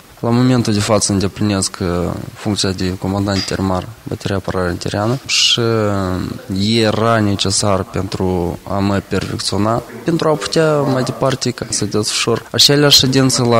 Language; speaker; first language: Romanian; native; Romanian